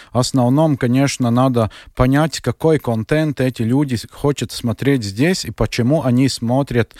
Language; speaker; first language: Russian; non-native, local second language; Latvian